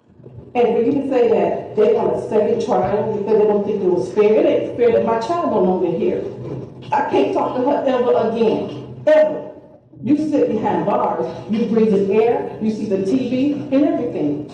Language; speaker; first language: English; native; English